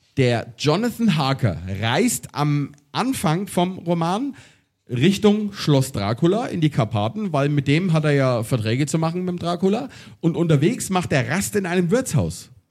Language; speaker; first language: German; native; German